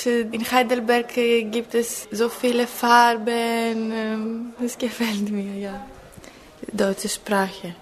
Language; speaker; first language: German; non-native, fluent; Greek